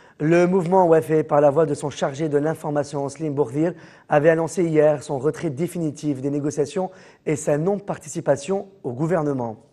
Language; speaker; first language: French; non-native, local second language; Arabic